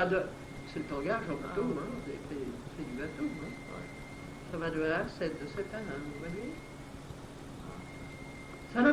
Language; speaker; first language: French; native; French